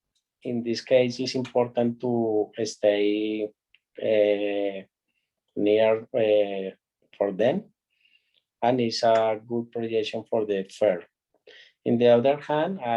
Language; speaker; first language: English; non-native, learner; Spanish